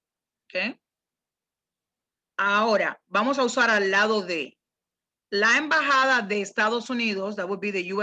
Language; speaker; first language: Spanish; non-native, fluent; English